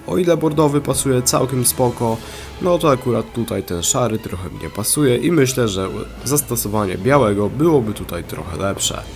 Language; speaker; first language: Polish; native; Polish